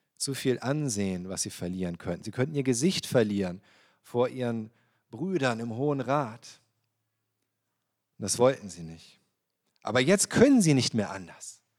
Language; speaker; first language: German; native; German